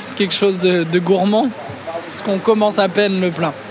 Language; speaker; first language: French; native; French